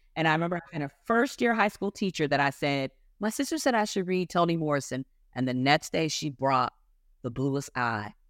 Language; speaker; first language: English; native; English